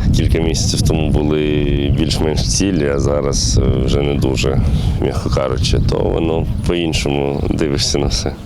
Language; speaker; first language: Ukrainian; native; Ukrainian